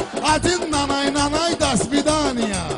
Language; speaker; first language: Russian; non-native, learner; Azerbaijani